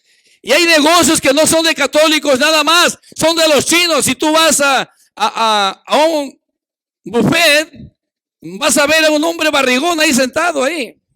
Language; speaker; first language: Spanish; native; Spanish